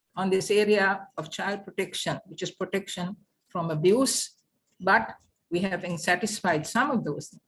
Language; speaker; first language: English; non-native, local second language; Sinhala